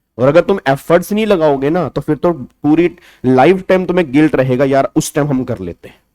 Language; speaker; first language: Hindi; native; Hindi